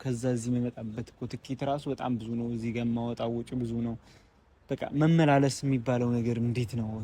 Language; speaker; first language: Amharic; native; Amharic